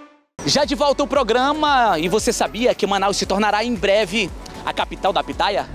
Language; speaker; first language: Portuguese; native; Portuguese